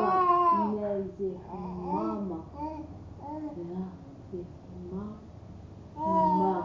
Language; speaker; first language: Dutch; non-native, learner; Arabic